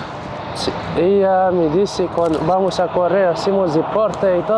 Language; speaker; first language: Spanish; non-native, learner; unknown